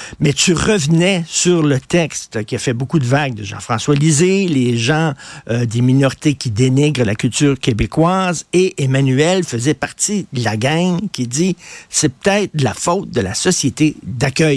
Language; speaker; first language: French; native; French